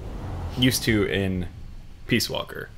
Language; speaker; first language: English; native; English